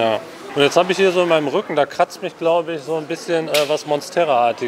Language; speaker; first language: German; native; German